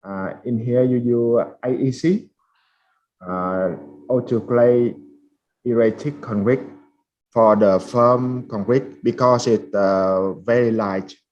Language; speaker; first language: English; non-native, fluent; Vietnamese